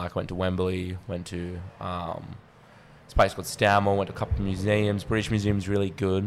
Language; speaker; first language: English; native; English